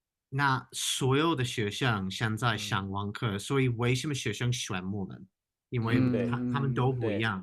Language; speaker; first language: Chinese; non-native, fluent; English